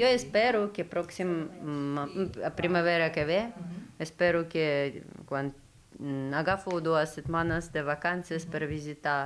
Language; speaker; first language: Catalan; non-native, learner; Ukrainian